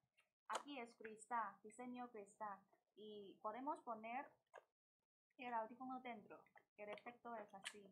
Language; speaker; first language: Spanish; non-native, learner; Chinese